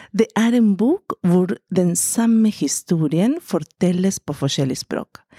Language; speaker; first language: Norwegian; non-native, fluent; Spanish